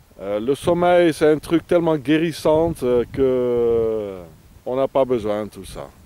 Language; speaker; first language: French; non-native, fluent; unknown